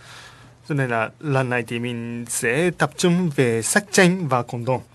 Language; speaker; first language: Vietnamese; non-native, learner; Japanese